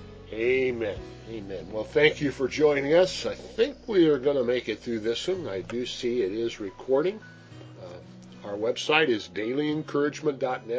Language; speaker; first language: English; native; English